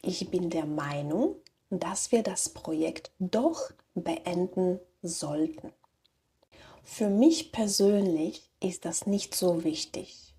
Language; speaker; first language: German; non-native, fluent; Slovak